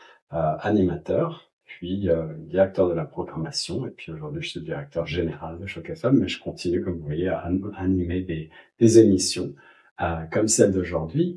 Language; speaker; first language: French; native; French